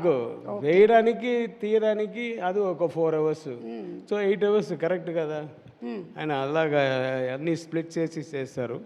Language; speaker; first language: Telugu; non-native, learner; Tamil